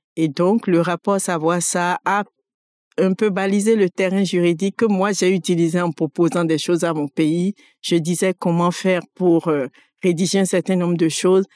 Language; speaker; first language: French; non-native, local second language; Fon